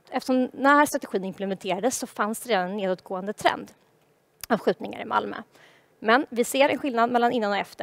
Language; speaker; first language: Swedish; native; Swedish